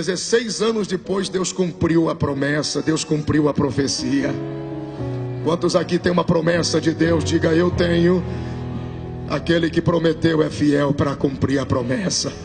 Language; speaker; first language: Portuguese; native; Portuguese